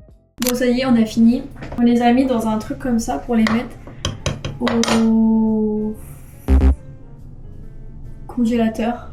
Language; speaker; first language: French; native; French